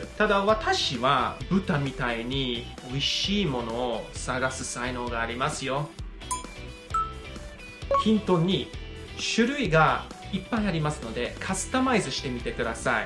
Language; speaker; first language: Japanese; non-native, fluent; English